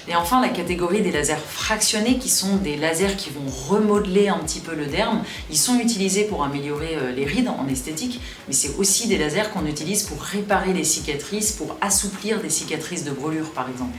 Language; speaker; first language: French; native; French